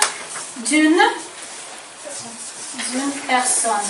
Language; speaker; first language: French; non-native, fluent; Ukrainian